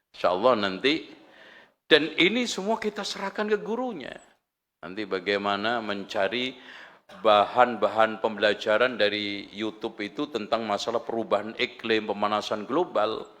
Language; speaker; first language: Indonesian; native; Indonesian